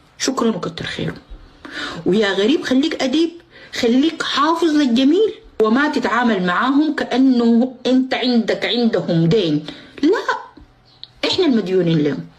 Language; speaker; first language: Arabic; native; Arabic